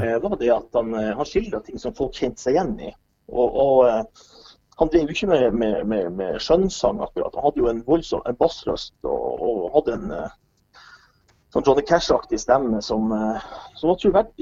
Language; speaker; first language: Norwegian; native; Norwegian